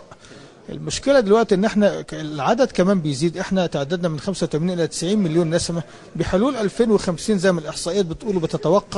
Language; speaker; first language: Arabic; native; Arabic